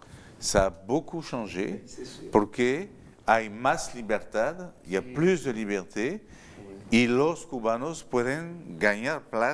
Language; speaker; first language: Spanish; non-native, learner; French